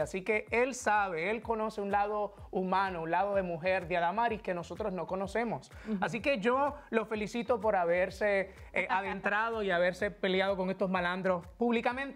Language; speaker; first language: Spanish; native; Spanish